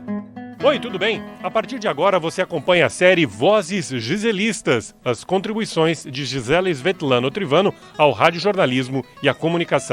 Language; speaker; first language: Portuguese; native; Portuguese